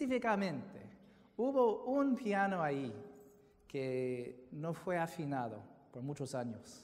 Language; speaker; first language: Spanish; non-native, fluent; English